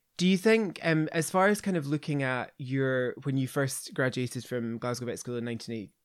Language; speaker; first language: English; native; English